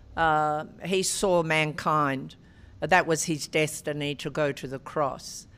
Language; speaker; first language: English; native; English